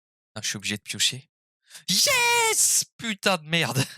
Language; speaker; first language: French; native; French